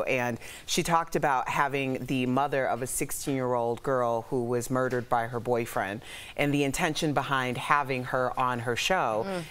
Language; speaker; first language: English; native; English